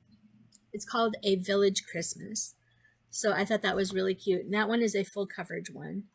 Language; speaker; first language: English; native; English